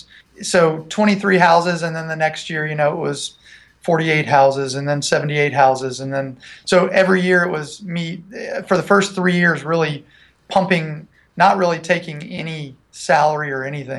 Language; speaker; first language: English; native; English